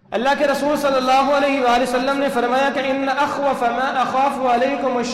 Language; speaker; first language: Urdu; non-native, local second language; Punjabi